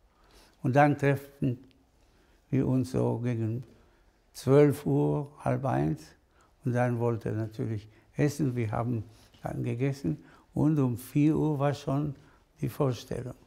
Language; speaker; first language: German; non-native, fluent; Spanish